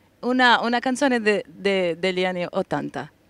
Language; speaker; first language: Italian; non-native, learner; Portuguese